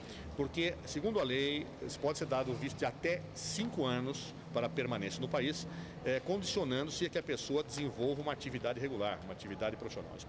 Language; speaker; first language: Portuguese; native; Portuguese